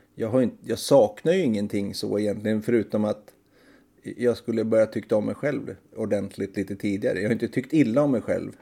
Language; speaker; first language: Swedish; native; Swedish